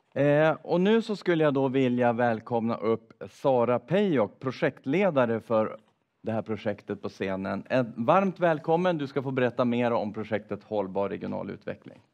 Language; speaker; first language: Swedish; native; Swedish